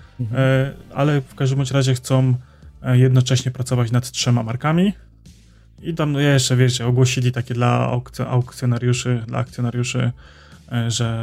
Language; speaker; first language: Polish; native; Polish